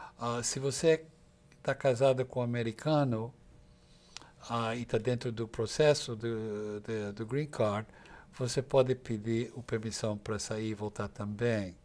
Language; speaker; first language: Portuguese; non-native, fluent; English